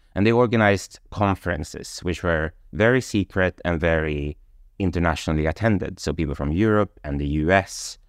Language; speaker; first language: English; non-native, fluent; Swedish